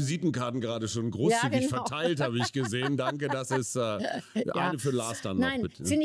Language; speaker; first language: German; native; German